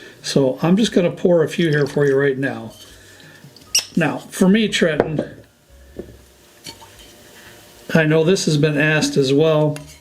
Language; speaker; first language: English; native; English